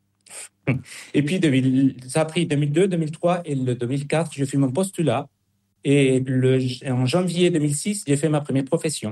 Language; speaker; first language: French; non-native, fluent; Spanish